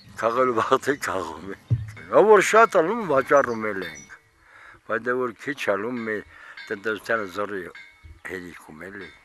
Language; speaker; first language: Armenian; native; Armenian